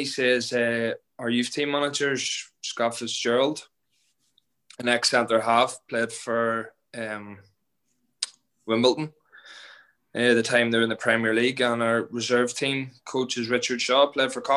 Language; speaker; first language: English; native; English